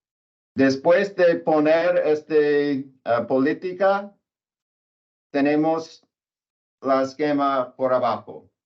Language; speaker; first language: Spanish; non-native, learner; English